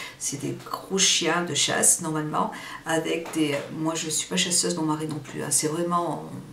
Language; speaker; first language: French; early bilingual, other home language; Portuguese